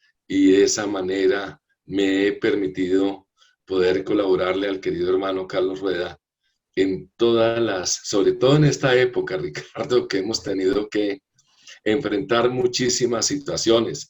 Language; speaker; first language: Spanish; native; Spanish